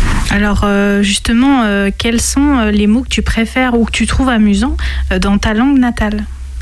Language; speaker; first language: French; native; French